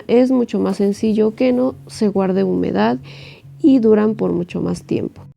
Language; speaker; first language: Spanish; native; Spanish